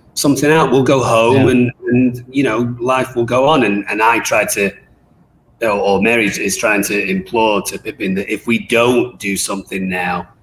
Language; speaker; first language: English; native; English